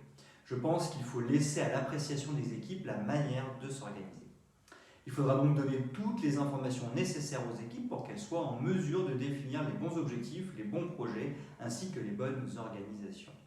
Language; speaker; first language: French; native; French